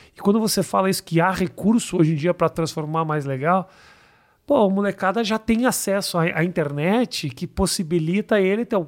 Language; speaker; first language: Portuguese; native; Portuguese